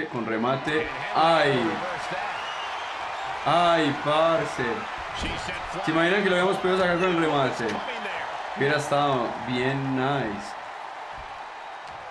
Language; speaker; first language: Spanish; native; Spanish